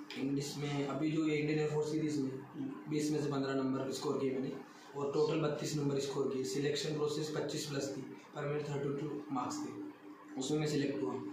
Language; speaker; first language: Hindi; native; Hindi